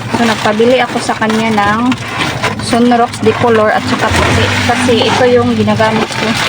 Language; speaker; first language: Filipino; non-native, local second language; Cebuano